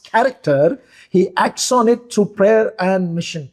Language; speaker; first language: English; non-native, local second language; Telugu